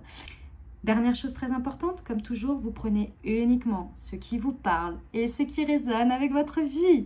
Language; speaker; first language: French; native; French